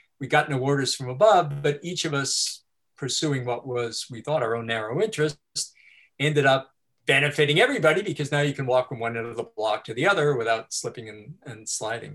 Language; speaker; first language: English; native; English